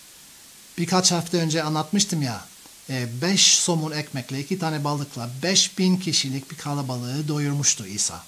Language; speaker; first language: Turkish; non-native, fluent; English